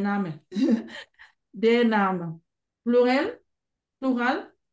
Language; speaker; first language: German; non-native, fluent; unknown